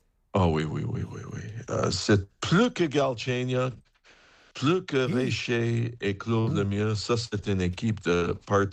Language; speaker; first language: French; non-native, fluent; English